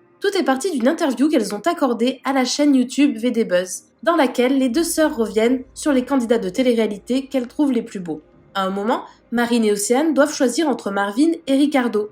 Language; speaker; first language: French; native; French